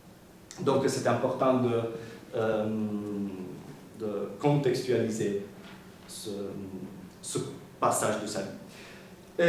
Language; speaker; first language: French; non-native, fluent; Italian